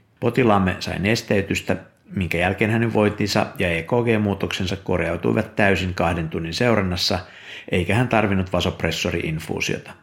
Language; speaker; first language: Finnish; native; Finnish